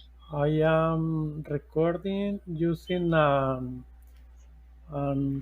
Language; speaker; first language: English; non-native, learner; Spanish